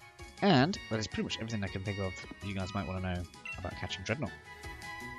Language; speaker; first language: English; native; English